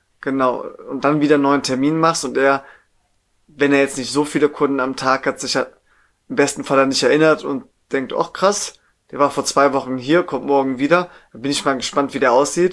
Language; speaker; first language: German; native; German